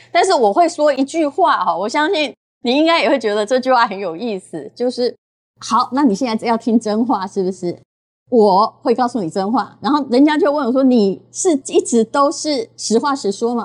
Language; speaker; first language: Chinese; native; Chinese